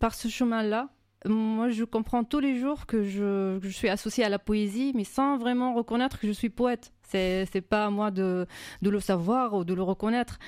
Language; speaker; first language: French; non-native, fluent; Arabic